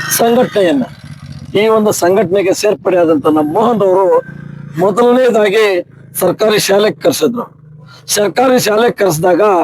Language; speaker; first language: Kannada; native; Kannada